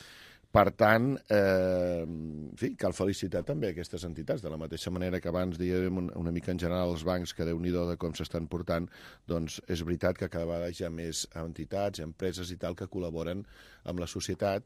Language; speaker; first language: Catalan; native; Catalan